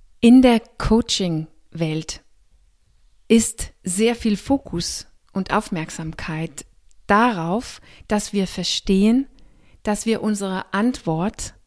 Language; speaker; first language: German; non-native, fluent; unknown